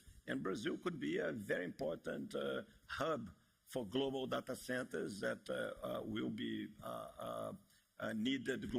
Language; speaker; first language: English; non-native, fluent; Portuguese